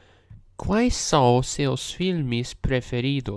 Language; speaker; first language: Portuguese; non-native, learner; English